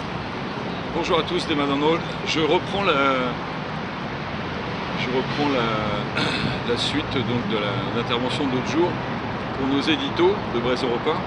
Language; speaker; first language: French; native; French